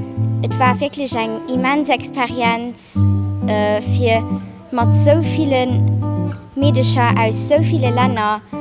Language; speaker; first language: German; non-native, local second language; Luxembourgish